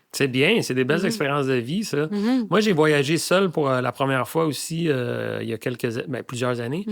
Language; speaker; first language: French; native; French